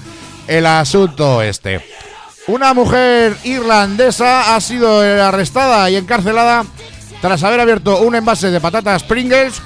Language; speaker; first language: Spanish; native; Spanish